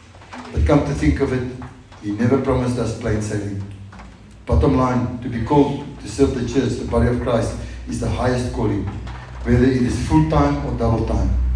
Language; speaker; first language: English; non-native, local second language; Afrikaans